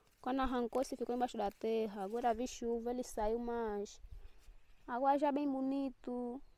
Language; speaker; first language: Portuguese; non-native, local second language; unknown